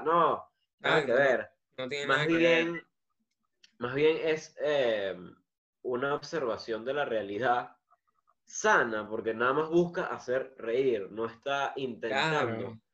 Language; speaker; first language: Spanish; native; Spanish